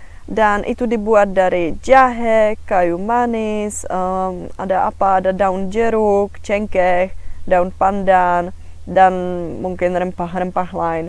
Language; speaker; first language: Indonesian; non-native, fluent; Czech